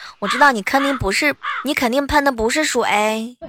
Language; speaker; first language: Chinese; native; Chinese